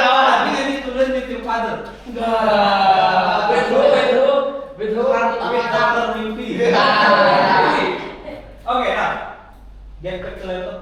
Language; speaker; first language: English; non-native, fluent; Indonesian